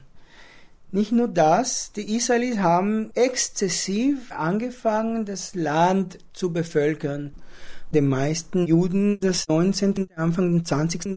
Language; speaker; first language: German; non-native, fluent; Hebrew